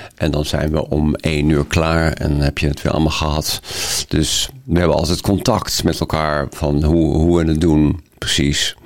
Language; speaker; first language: Dutch; native; Dutch